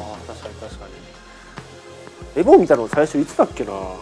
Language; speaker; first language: Japanese; native; Japanese